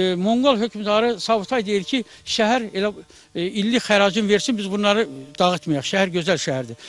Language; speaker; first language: Azerbaijani; native; Azerbaijani